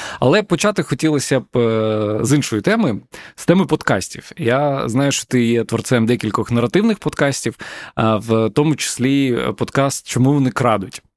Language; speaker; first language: Ukrainian; native; Ukrainian